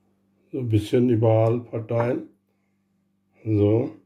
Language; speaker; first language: German; non-native, learner; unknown